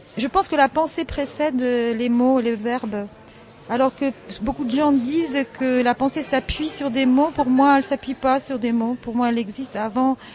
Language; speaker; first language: French; early bilingual, heritage; French